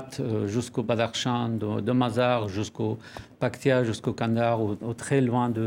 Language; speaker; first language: French; non-native, fluent; Persian